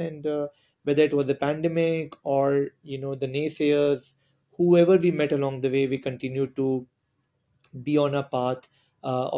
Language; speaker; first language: English; non-native, local second language; Hindi